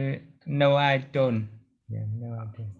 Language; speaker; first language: English; non-native, learner; Vietnamese